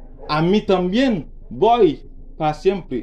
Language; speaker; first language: Spanish; non-native, learner; Haitian Creole